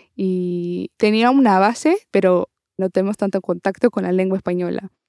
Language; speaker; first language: Spanish; non-native, learner; Portuguese